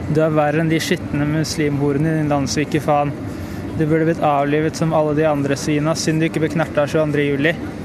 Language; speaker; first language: Norwegian; native; Norwegian